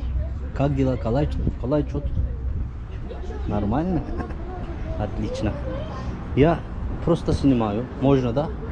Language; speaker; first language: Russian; non-native, learner; Turkish